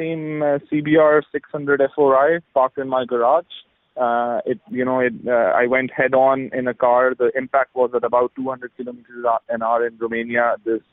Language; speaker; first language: English; non-native, local second language; Urdu